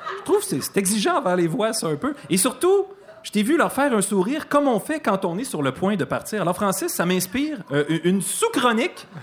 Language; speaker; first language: French; native; French